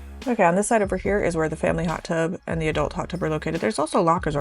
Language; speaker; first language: English; native; English